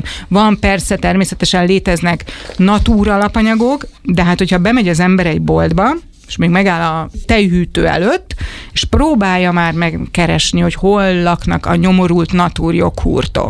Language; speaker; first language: Hungarian; native; Hungarian